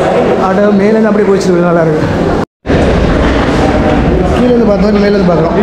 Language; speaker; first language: Tamil; native; Tamil